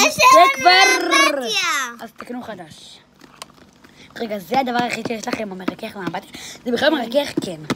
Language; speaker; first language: Hebrew; native; Hebrew